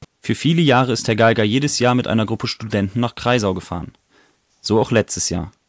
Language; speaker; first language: German; native; German